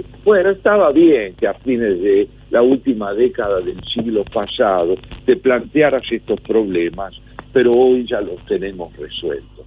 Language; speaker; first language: Spanish; native; Spanish